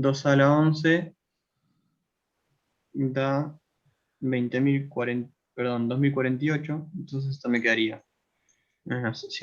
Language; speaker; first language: Spanish; native; Spanish